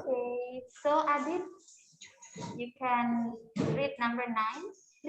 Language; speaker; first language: English; non-native, fluent; Indonesian